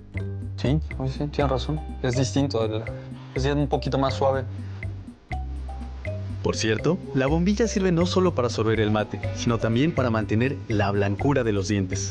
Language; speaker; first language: Spanish; native; Spanish